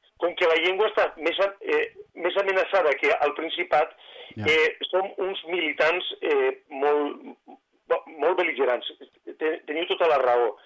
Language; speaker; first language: Catalan; non-native, local second language; Spanish